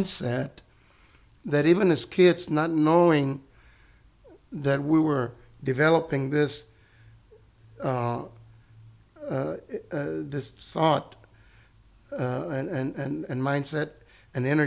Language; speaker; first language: English; early bilingual, other home language; Spanish